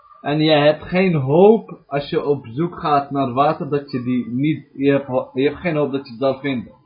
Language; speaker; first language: Dutch; early bilingual, other home language; Arabic